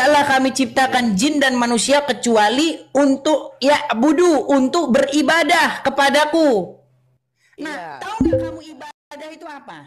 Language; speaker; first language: Indonesian; native; Indonesian